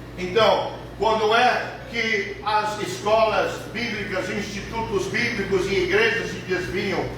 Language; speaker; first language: Portuguese; early bilingual, other home language; English